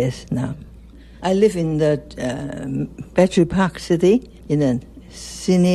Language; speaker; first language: English; non-native, local second language; Cantonese